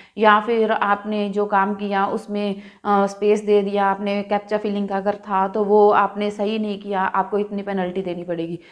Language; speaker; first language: Hindi; non-native, local second language; Punjabi